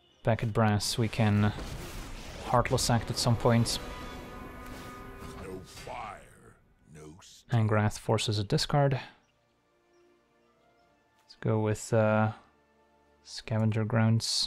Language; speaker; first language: English; native; English